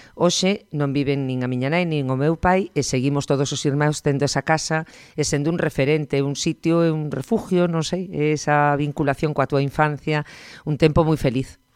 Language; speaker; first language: Galician; native; Galician